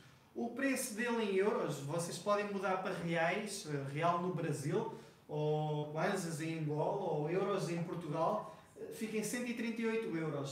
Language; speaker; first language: Portuguese; non-native, fluent; Spanish